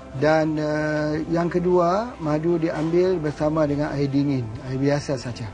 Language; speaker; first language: Malay; native; Malay